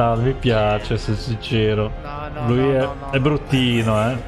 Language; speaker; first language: Italian; native; Italian